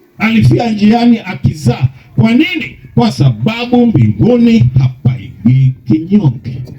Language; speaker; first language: Swahili; non-native, local second language; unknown